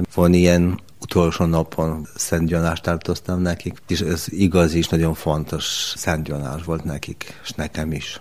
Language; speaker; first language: Hungarian; non-native, learner; Polish